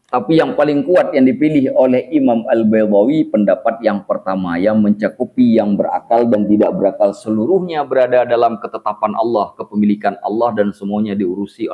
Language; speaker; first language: Indonesian; native; Indonesian